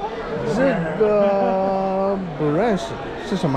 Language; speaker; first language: Chinese; non-native, learner; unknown